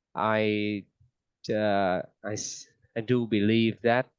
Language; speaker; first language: English; non-native, fluent; Vietnamese